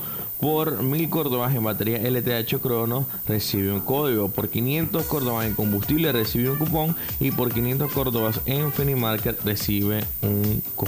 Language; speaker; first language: Spanish; native; Spanish